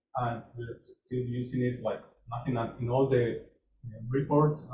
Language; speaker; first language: English; non-native, fluent; Spanish